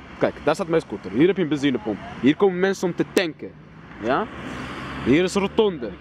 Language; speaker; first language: Dutch; early bilingual, other home language; Riffian